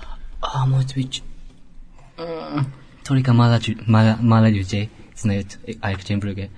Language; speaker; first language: Russian; non-native, learner; Japanese